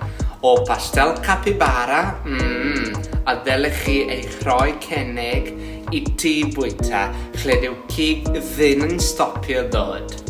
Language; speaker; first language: Welsh; non-native, learner; Portuguese